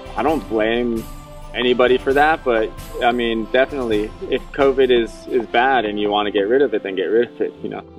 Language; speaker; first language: English; native; English